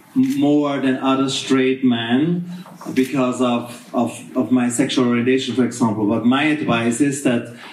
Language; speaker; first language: English; non-native, fluent; German